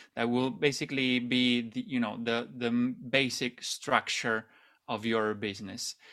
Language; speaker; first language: English; non-native, fluent; Italian